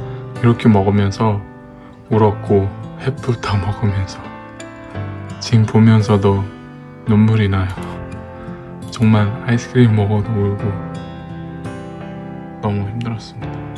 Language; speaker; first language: Korean; non-native, fluent; Uzbek